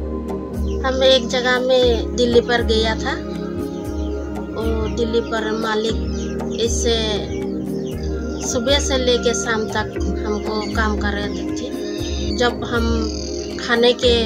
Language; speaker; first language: Hindi; non-native, local second language; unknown